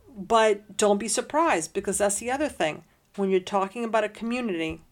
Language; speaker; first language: English; early bilingual, heritage; Spanish